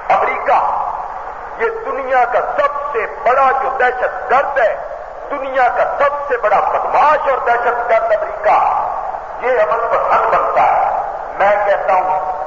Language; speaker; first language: Urdu; non-native, local second language; Punjabi